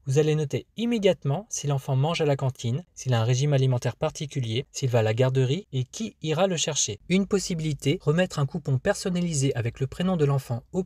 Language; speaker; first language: French; native; French